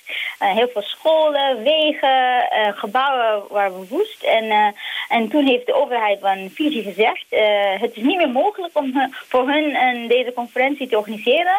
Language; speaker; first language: Dutch; non-native, fluent; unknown